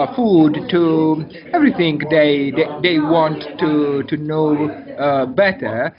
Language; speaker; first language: English; non-native, learner; Italian